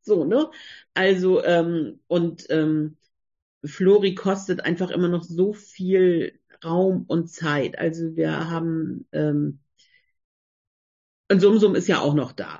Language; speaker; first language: German; native; German